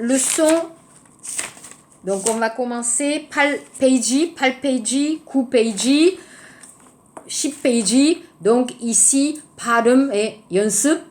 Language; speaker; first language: French; native; French